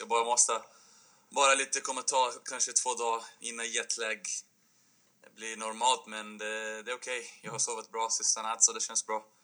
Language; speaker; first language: Swedish; non-native, fluent; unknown